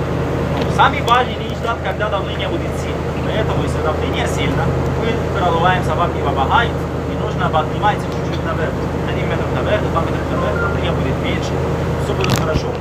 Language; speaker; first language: Russian; non-native, learner; Arabic